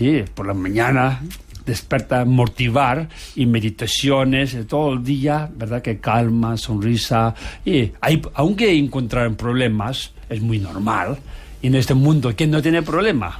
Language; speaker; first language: Spanish; non-native, learner; Tibetan